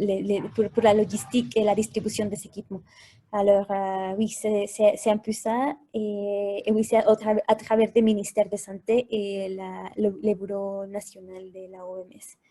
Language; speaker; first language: French; non-native, fluent; Spanish